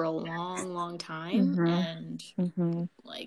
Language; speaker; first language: English; early bilingual, other home language; Amharic